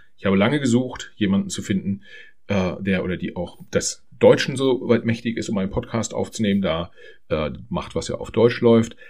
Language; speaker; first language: German; native; German